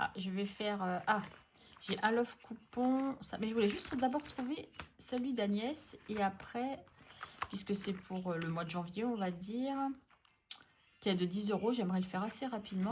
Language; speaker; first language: French; native; French